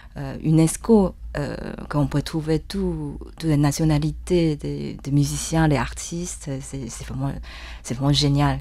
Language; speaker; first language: French; non-native, fluent; Chinese